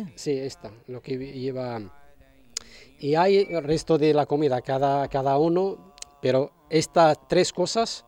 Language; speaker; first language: Spanish; non-native, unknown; Arabic